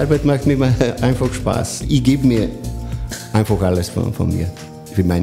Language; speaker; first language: German; non-native, fluent; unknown